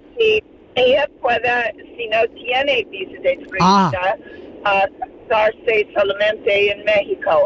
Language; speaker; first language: Spanish; non-native, learner; English